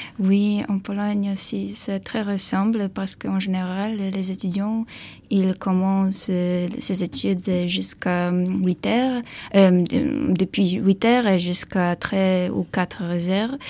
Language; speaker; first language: French; non-native, learner; Polish